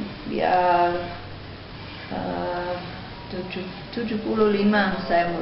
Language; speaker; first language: Indonesian; non-native, fluent; English